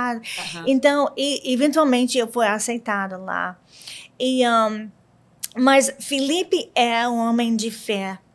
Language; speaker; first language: Portuguese; non-native, learner; English